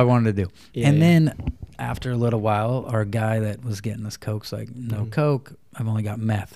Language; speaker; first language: English; native; English